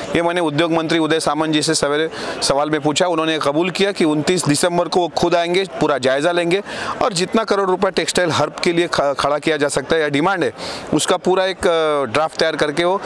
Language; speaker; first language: Hindi; non-native, local second language; Marathi